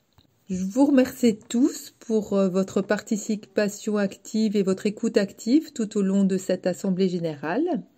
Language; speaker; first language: French; native; French